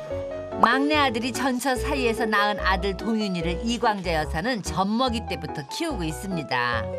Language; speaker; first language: Korean; native; Korean